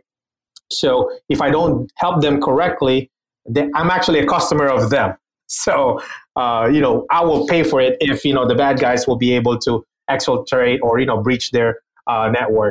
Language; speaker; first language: English; non-native, local second language; Filipino